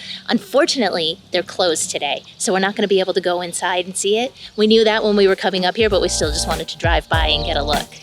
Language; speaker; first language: English; native; English